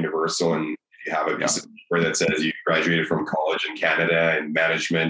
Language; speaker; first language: English; non-native, fluent; Russian